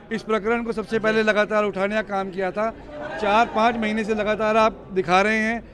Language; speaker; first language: Hindi; native; Hindi